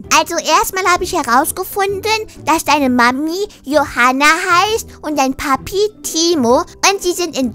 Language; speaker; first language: German; native; German